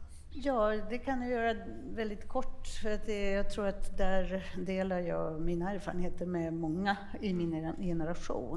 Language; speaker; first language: Swedish; non-native, fluent; Polish